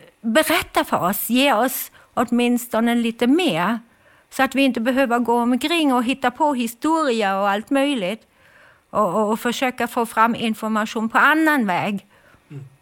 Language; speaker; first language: Swedish; non-native, fluent; German